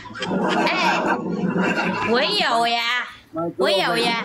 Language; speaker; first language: Chinese; non-native, learner; Vietnamese